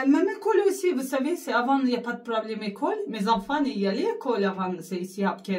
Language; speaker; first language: French; non-native, learner; Arabic